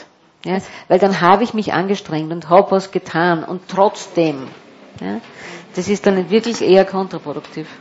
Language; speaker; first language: German; native; German